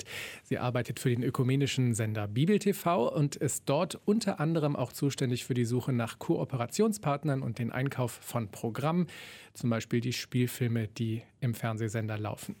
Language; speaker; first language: German; native; German